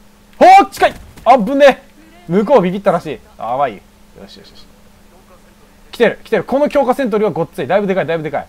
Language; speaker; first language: Japanese; native; Japanese